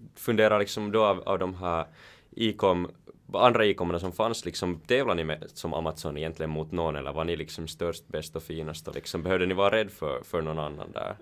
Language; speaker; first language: Swedish; native; Swedish